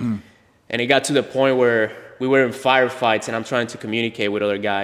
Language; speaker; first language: English; non-native, fluent; Spanish